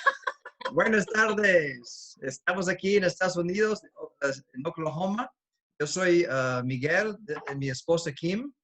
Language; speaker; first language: Spanish; non-native, fluent; English